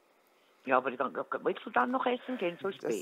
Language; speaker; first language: German; native; German